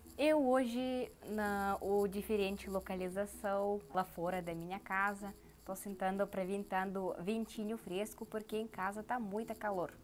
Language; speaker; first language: Portuguese; non-native, learner; Russian